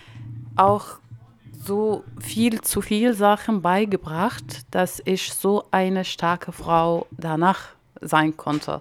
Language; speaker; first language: German; non-native, learner; Arabic